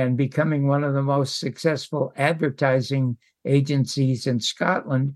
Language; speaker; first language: English; native; English